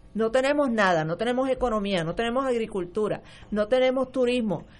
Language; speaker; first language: Spanish; early bilingual, other home language; English